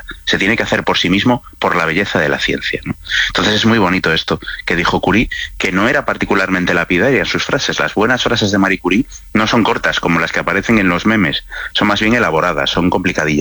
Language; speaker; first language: Spanish; native; Spanish